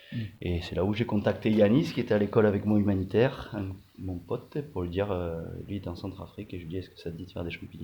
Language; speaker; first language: French; native; French